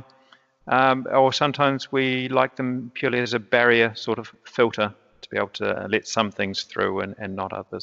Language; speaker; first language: English; native; English